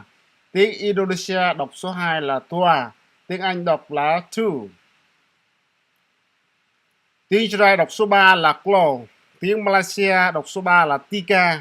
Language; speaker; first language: Vietnamese; non-native, local second language; Jarai